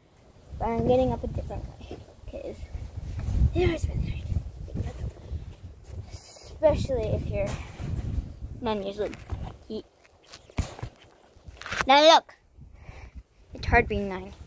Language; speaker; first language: English; native; English